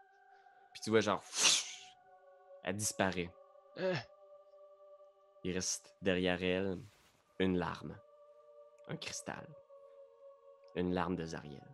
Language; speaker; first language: French; native; French